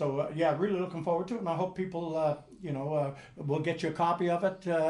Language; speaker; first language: English; native; English